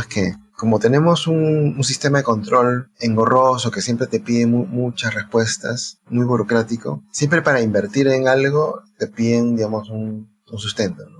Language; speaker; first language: Spanish; native; Spanish